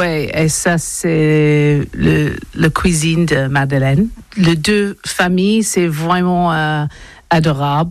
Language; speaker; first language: French; non-native, learner; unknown